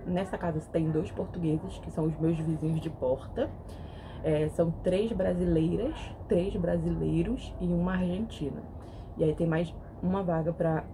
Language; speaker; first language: Portuguese; native; Portuguese